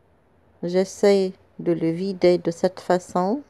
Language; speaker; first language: French; non-native, local second language; Arabic